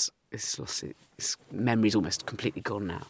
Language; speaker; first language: English; native; English